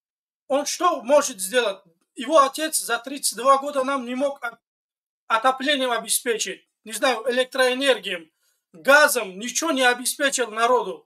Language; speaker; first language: Russian; non-native, fluent; Tajik